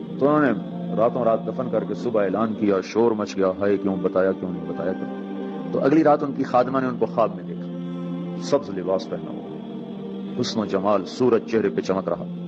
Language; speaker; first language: Urdu; non-native, local second language; Punjabi